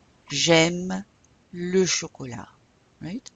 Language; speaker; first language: French; non-native, fluent; English